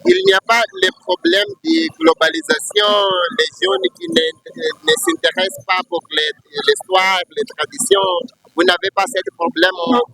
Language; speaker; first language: French; non-native, learner; Portuguese